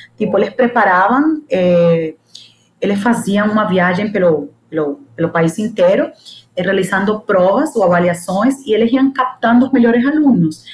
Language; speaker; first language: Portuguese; non-native, fluent; Spanish